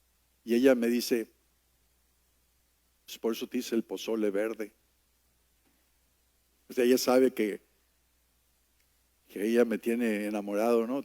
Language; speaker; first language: Spanish; native; Spanish